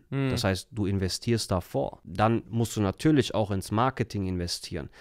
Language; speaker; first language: German; early bilingual, other home language; Turkish